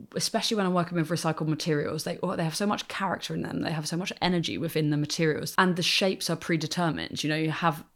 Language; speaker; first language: English; native; English